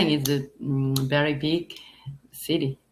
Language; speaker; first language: English; non-native, learner; Korean